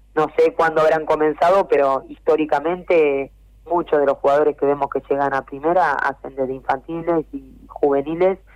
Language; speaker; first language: Spanish; native; Spanish